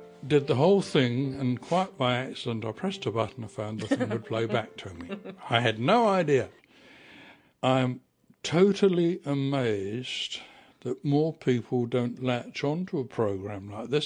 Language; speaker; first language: English; native; English